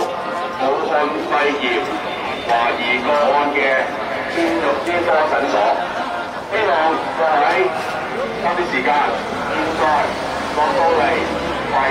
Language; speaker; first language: Chinese; native; Chinese